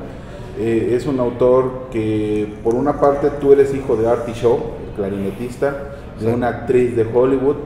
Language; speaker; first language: Spanish; native; Spanish